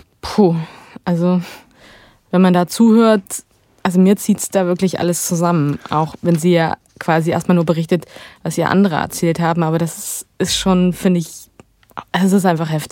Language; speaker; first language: German; native; German